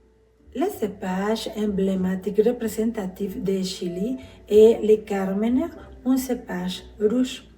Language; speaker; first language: French; non-native, fluent; Spanish